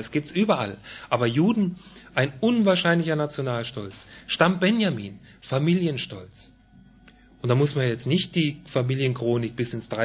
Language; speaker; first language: German; native; German